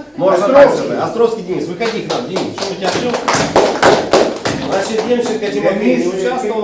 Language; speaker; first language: Russian; non-native, local second language; Ukrainian